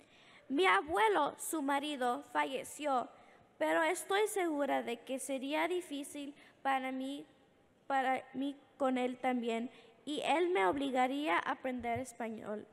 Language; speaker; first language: Spanish; early bilingual, heritage; English